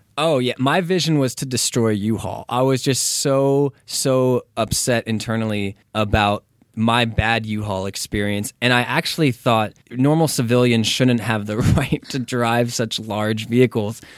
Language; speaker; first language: English; native; English